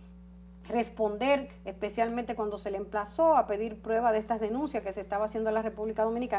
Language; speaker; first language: Spanish; native; Spanish